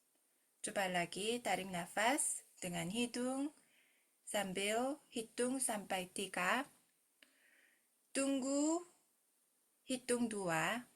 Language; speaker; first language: Indonesian; non-native, fluent; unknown